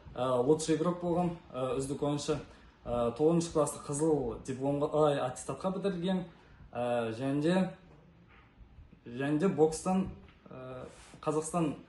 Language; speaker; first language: Kazakh; non-native, local second language; Kara-Kalpak